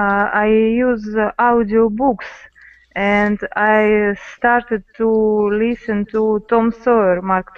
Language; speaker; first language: English; non-native, learner; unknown